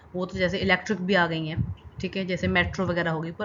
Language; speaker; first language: Hindi; non-native, local second language; Punjabi